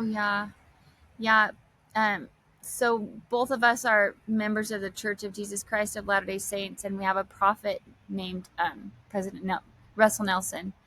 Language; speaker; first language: English; native; English